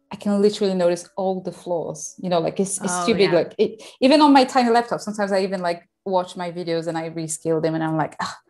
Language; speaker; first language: English; non-native, fluent; Portuguese